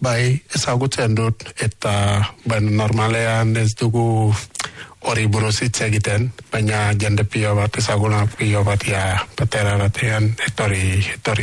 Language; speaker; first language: Basque; non-native, learner; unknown